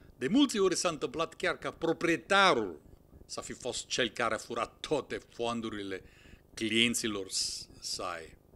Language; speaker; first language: Romanian; non-native, fluent; Italian